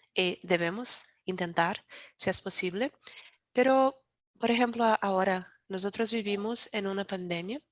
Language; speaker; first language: Spanish; non-native, learner; Portuguese